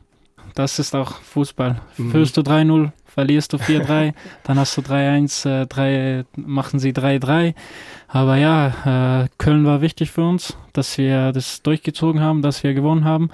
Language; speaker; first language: German; non-native, fluent; Croatian